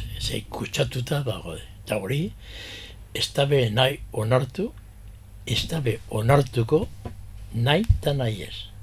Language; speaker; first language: Basque; early bilingual, heritage; Basque